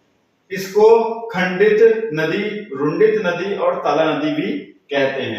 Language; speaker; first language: Hindi; native; Hindi